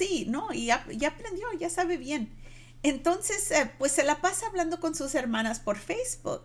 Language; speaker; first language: Spanish; native; Spanish